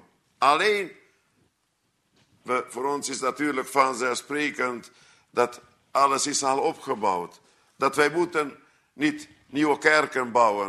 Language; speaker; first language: Dutch; non-native, fluent; Hungarian